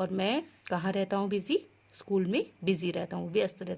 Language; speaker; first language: Hindi; native; Hindi